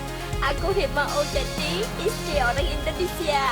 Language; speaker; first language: Indonesian; non-native, learner; Vietnamese